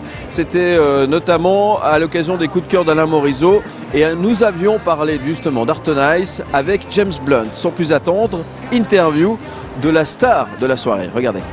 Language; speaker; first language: French; native; French